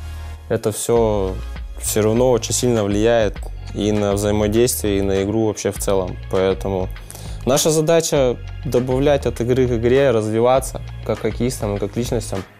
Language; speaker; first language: Russian; native; Russian